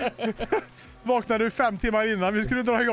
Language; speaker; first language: Swedish; native; Swedish